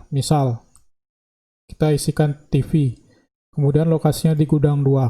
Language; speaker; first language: Indonesian; native; Indonesian